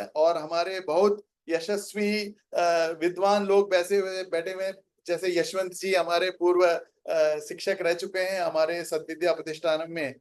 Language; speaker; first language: Hindi; non-native, local second language; Tamil